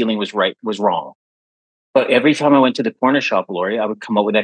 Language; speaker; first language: English; native; English